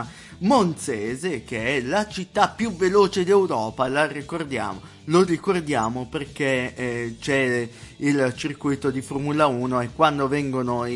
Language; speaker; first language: Italian; native; Italian